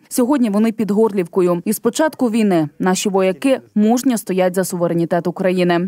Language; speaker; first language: Ukrainian; native; Ukrainian